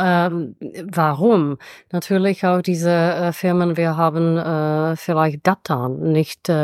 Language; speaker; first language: German; non-native, fluent; Czech